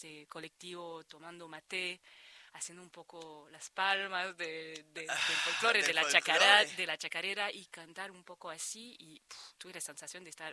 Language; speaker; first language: Spanish; non-native, fluent; French